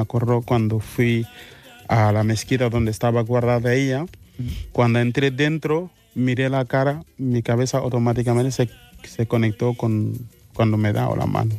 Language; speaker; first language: Spanish; non-native, fluent; Mandingo